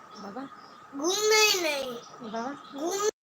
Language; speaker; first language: Hindi; non-native, local second language; Bangla